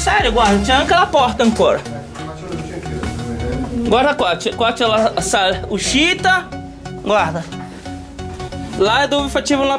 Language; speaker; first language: Italian; non-native, fluent; Portuguese